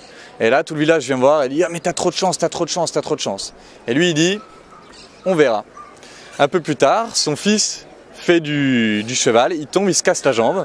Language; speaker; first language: French; native; French